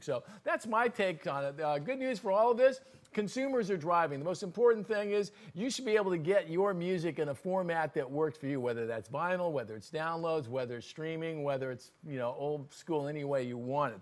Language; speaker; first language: English; native; English